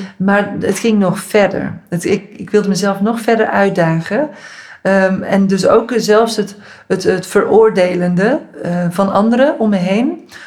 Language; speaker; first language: Dutch; native; Dutch